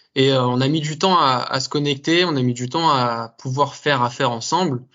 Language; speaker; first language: French; native; French